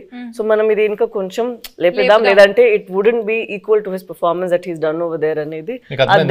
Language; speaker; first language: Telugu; non-native, fluent; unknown